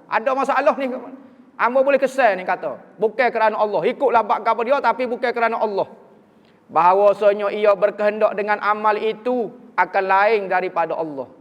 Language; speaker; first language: Malay; native; Malay